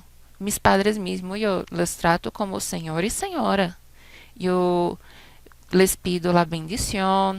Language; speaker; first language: Spanish; non-native, fluent; Portuguese